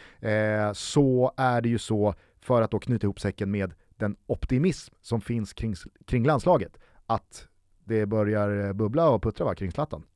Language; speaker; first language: Swedish; native; Swedish